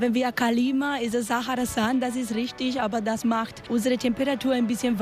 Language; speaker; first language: German; non-native, learner; Spanish